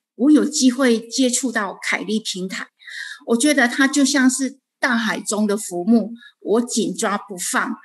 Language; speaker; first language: Chinese; native; Chinese